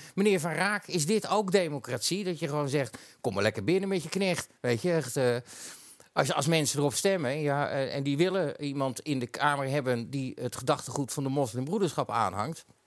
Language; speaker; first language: Dutch; native; Dutch